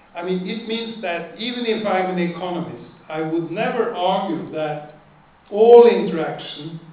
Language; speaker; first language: English; non-native, fluent; Swedish